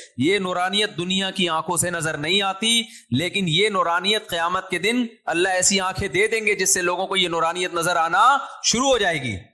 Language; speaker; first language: Urdu; native; Urdu